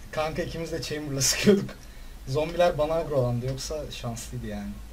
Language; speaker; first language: Turkish; native; Turkish